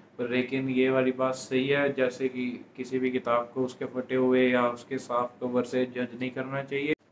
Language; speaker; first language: Hindi; non-native, local second language; Punjabi